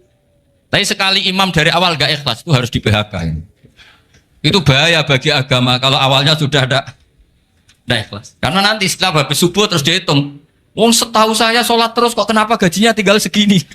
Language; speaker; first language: Indonesian; non-native, local second language; Javanese